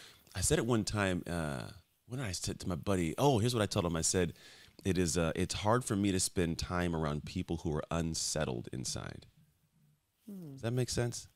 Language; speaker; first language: English; native; English